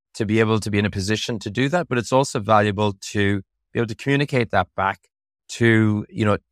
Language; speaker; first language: English; native; English